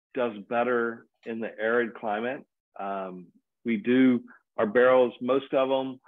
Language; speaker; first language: English; native; English